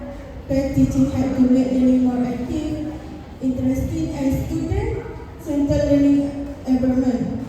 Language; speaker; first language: English; non-native, learner; Malay